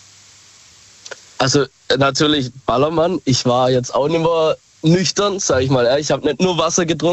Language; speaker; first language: German; native; German